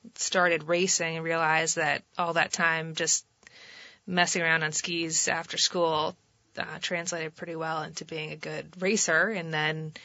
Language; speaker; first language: English; native; English